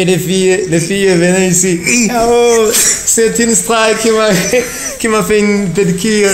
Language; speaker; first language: French; non-native, learner; Rundi